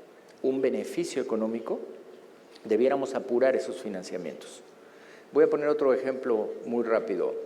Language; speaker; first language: Spanish; native; Spanish